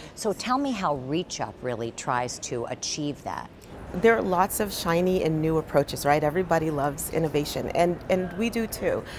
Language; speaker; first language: English; native; English